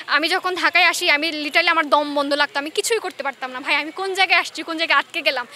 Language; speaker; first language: Bangla; non-native, local second language; Chakma